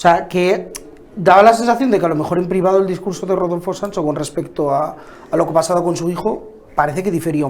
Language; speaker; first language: Spanish; native; Spanish